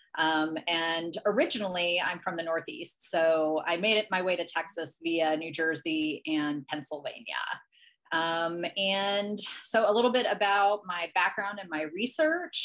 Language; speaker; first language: English; native; English